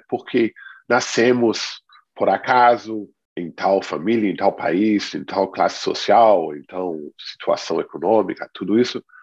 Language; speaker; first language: Portuguese; non-native, fluent; English